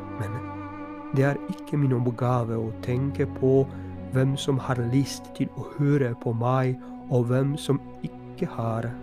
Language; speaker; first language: Norwegian; non-native, fluent; Polish